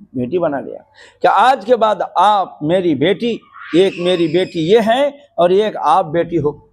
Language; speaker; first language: Urdu; non-native, fluent; Bangla